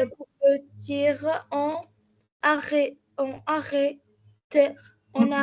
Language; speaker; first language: French; non-native, learner; Arabic